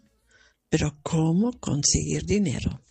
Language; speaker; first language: Spanish; non-native, fluent; German